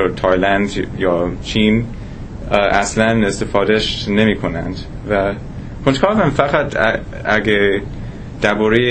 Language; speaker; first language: Persian; non-native, fluent; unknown